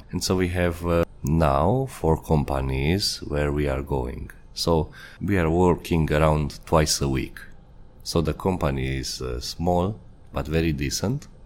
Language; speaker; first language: English; non-native, fluent; Hungarian